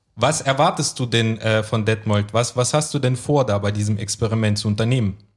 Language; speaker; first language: German; early bilingual, other home language; Russian